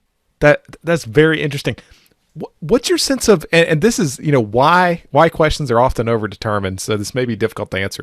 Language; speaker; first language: English; native; English